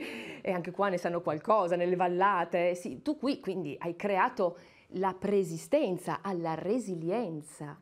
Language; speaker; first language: Italian; native; Italian